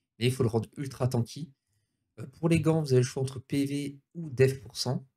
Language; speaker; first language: French; native; French